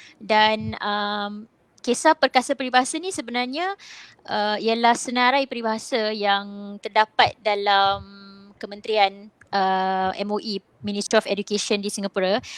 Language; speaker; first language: Malay; native; Malay